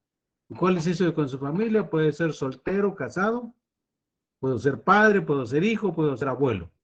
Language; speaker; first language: Spanish; native; Spanish